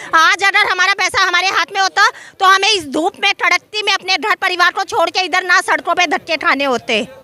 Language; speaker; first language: Hindi; native; Hindi